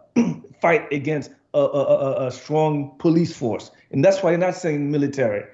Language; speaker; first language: English; non-native, fluent; Haitian Creole